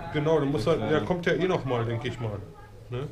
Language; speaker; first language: German; native; German